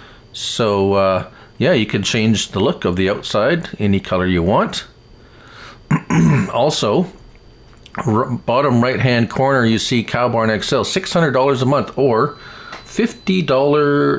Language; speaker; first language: English; native; English